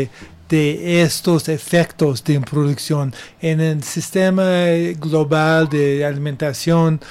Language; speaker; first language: Spanish; non-native, learner; English